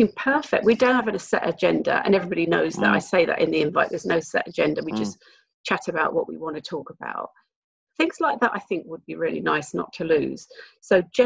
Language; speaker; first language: English; native; English